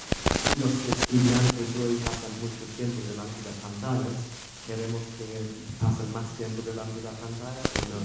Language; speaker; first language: Spanish; non-native, fluent; English